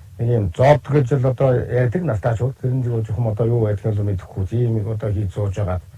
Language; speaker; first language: Mongolian; native; Mongolian